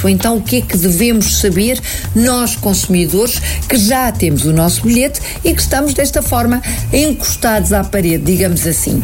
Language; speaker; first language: Portuguese; native; Portuguese